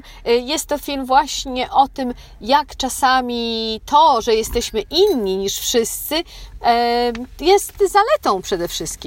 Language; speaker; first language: Polish; native; Polish